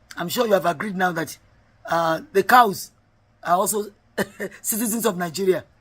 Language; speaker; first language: English; non-native, local second language; Yoruba